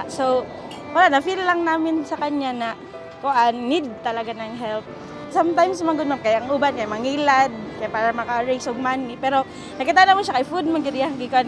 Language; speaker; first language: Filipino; non-native, local second language; Cebuano